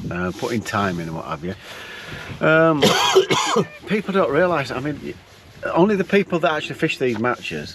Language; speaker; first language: English; native; English